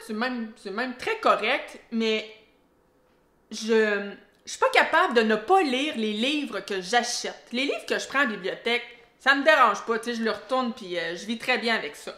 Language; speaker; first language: French; native; French